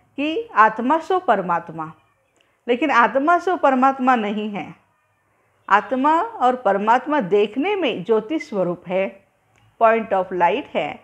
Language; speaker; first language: Hindi; non-native, local second language; Marathi